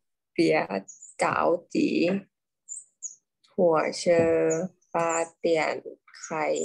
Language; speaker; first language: Chinese; non-native, learner; Thai